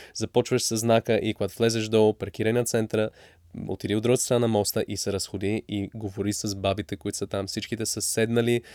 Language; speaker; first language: Bulgarian; early bilingual, heritage; English